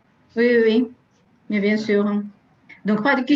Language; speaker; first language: French; non-native, fluent; Russian